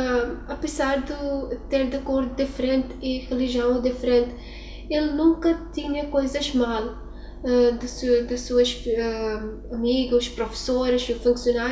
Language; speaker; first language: Portuguese; non-native, learner; Urdu